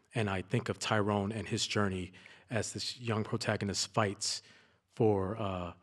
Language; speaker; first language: English; native; English